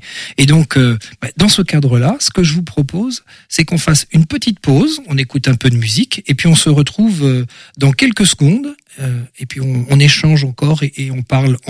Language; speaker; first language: French; native; French